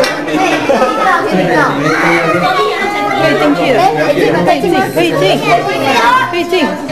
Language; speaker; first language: Chinese; native; Chinese